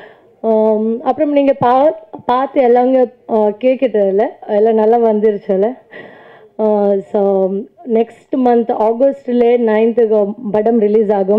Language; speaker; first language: Tamil; non-native, learner; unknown